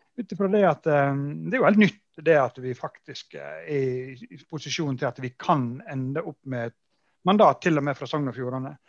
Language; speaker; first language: Norwegian; native; Norwegian